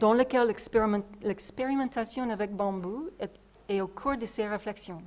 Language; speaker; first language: French; non-native, fluent; English